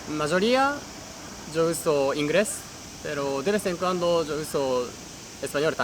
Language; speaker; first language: Spanish; non-native, learner; Japanese